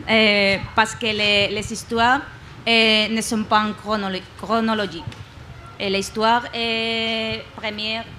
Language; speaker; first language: French; non-native, learner; Spanish